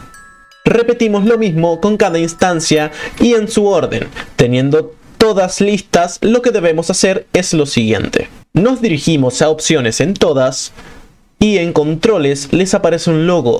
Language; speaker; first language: Spanish; native; Spanish